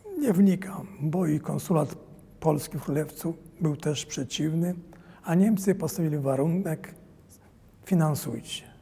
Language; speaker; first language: Polish; native; Polish